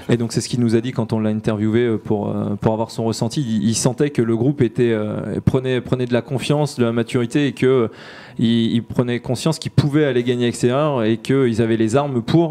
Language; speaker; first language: French; native; French